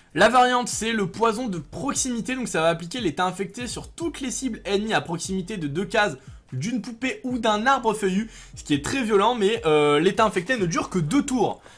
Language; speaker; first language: French; native; French